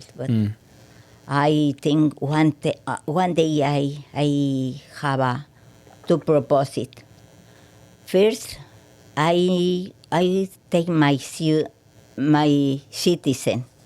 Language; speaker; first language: English; non-native, learner; Spanish